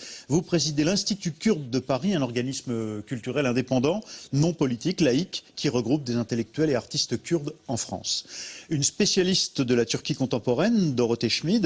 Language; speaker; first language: French; native; French